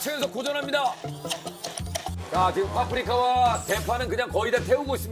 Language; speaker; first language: Korean; native; Korean